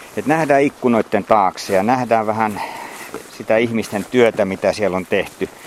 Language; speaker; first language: Finnish; native; Finnish